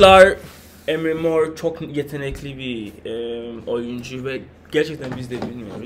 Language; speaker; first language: Turkish; non-native, learner; English